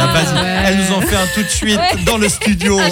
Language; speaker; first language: French; native; French